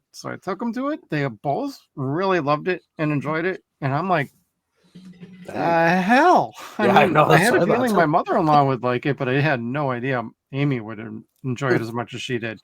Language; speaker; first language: English; native; English